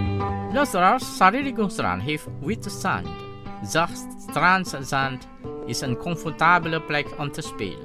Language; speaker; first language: Dutch; non-native, fluent; Indonesian